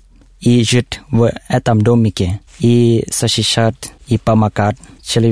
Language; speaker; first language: Russian; non-native, learner; Thai